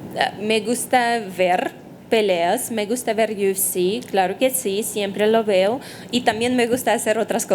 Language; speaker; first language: Spanish; non-native, fluent; Russian